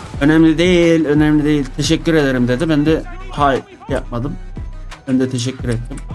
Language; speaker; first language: Turkish; native; Turkish